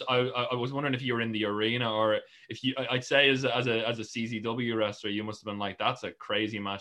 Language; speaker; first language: English; native; English